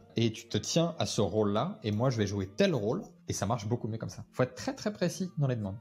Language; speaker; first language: French; native; French